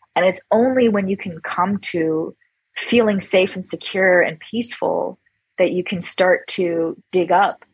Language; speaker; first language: English; native; English